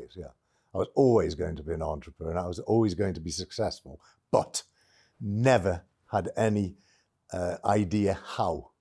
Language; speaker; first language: English; native; English